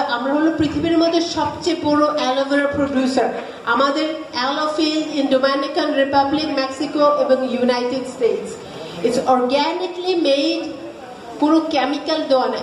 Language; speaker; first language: Bangla; early bilingual, heritage; Bangla